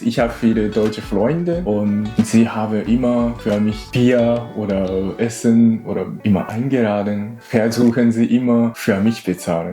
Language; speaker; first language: German; non-native, learner; Japanese